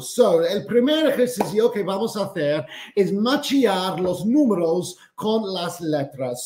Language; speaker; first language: Spanish; non-native, fluent; English